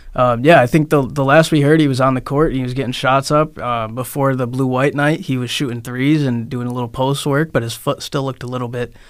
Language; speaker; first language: English; native; English